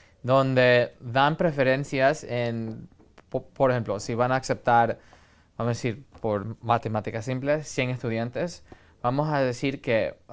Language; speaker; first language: Spanish; early bilingual, heritage; Spanish